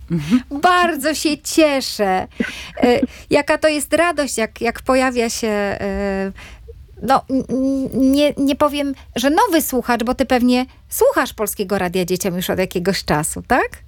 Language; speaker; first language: Polish; native; Polish